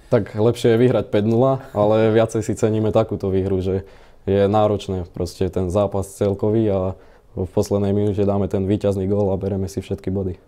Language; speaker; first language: Slovak; native; Slovak